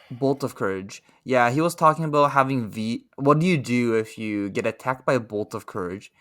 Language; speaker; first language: English; native; English